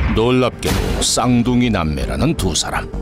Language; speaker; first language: Korean; native; Korean